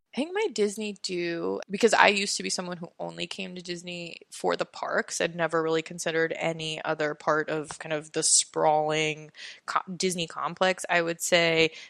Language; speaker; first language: English; native; English